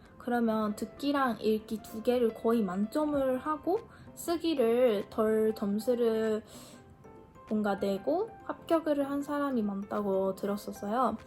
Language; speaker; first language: Korean; non-native, fluent; Japanese